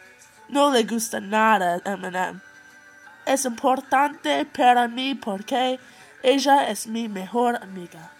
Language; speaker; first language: Spanish; non-native, learner; English